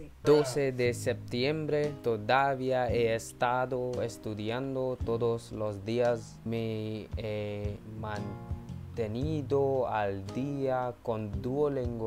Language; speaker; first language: Spanish; non-native, learner; English